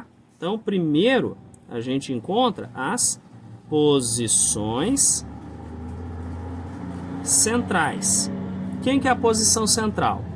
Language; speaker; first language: Portuguese; native; Portuguese